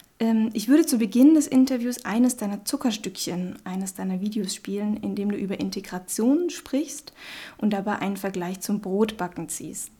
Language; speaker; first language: German; native; German